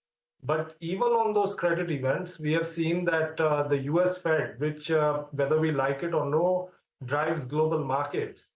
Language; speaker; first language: English; non-native, local second language; Hindi